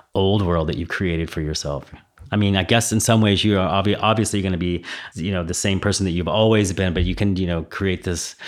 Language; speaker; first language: English; native; English